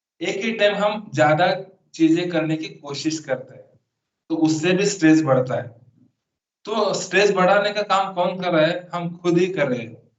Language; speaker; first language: Hindi; non-native, local second language; Marathi